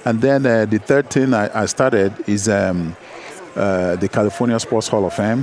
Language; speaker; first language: English; non-native, local second language; Igbo